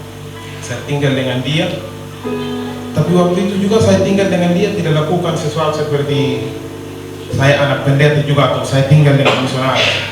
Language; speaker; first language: Indonesian; non-native, learner; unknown